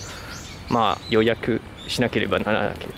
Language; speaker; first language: Japanese; non-native, fluent; French